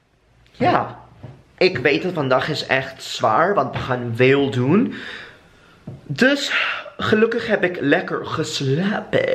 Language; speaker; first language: Dutch; non-native, fluent; English